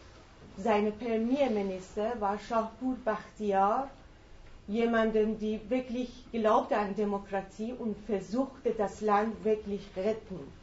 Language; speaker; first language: German; non-native, fluent; Persian